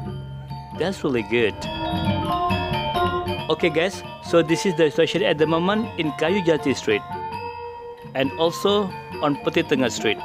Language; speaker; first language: English; non-native, local second language; Indonesian